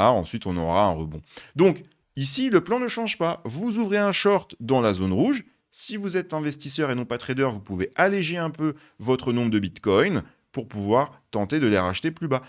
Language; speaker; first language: French; native; French